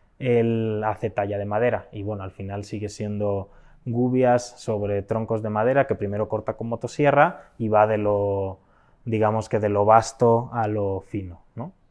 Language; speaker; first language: Spanish; native; Spanish